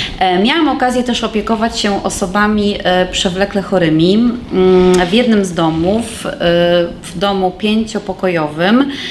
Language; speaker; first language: Polish; native; Polish